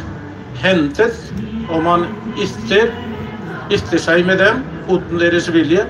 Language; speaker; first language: Norwegian; non-native, fluent; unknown